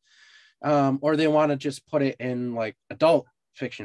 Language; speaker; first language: English; native; English